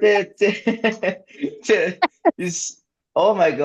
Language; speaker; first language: English; non-native, learner; Portuguese